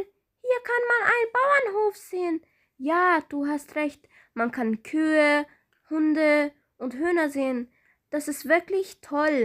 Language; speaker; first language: German; non-native, fluent; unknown